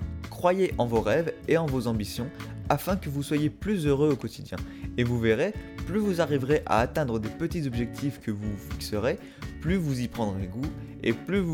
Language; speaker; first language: French; native; French